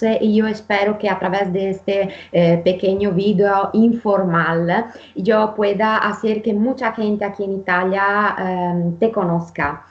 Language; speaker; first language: Spanish; non-native, fluent; Italian